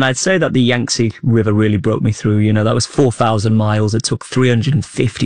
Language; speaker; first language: English; native; English